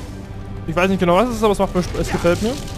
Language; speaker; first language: German; native; German